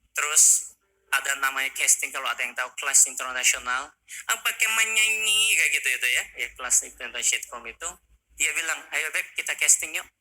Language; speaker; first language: Indonesian; non-native, fluent; Korean